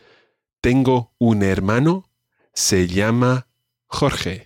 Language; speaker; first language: Spanish; non-native, fluent; English